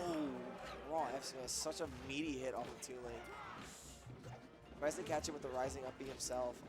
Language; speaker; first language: English; native; English